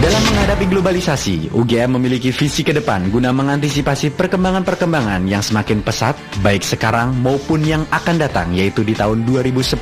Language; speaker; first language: Indonesian; native; Indonesian